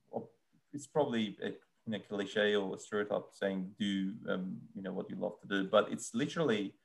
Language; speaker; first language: English; non-native, fluent; Persian